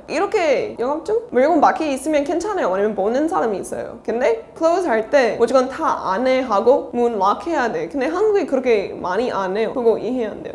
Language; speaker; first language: Korean; non-native, learner; English